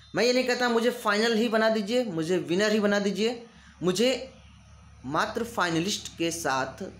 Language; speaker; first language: Hindi; native; Hindi